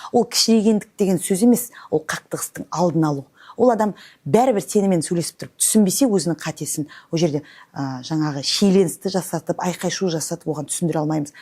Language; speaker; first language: Kazakh; native; Kazakh